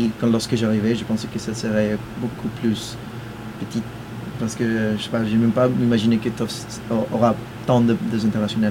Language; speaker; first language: French; non-native, fluent; Spanish